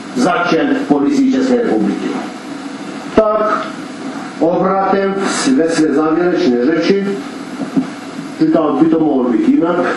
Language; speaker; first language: Czech; non-native, fluent; Kurdish